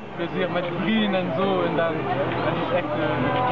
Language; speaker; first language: Dutch; non-native, learner; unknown